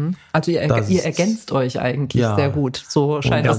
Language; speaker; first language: German; native; German